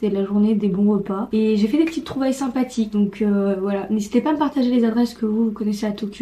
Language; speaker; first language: French; native; French